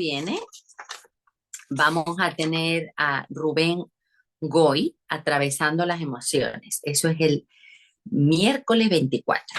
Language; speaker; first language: Spanish; native; Spanish